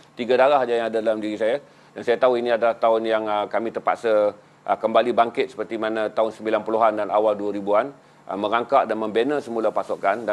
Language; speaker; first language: Malay; native; Malay